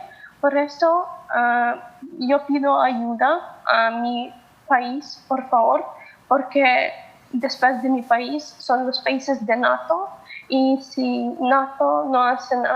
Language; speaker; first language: Spanish; non-native, fluent; Ukrainian